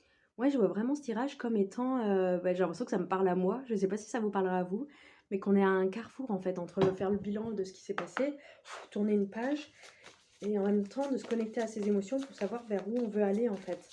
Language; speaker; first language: French; native; French